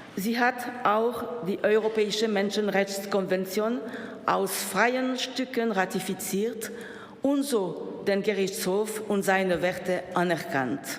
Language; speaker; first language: German; non-native, local second language; French